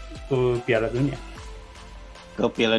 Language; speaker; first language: Indonesian; non-native, learner; Japanese